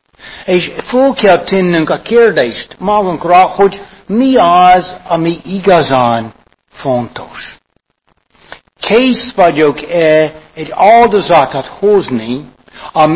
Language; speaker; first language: Hungarian; non-native, fluent; English